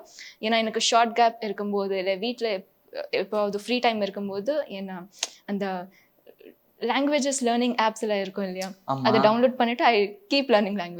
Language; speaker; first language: Tamil; non-native, fluent; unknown